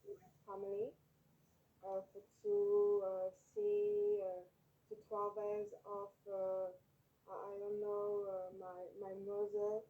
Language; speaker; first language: English; non-native, learner; French